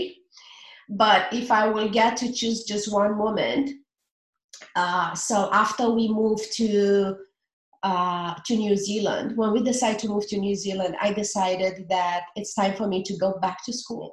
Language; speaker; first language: English; non-native, fluent; Romanian